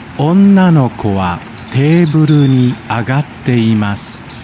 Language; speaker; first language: Japanese; non-native, learner; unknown